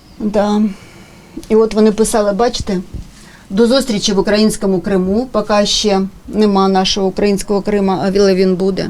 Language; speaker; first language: Ukrainian; non-native, local second language; Russian